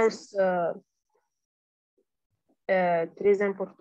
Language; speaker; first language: French; non-native, learner; Arabic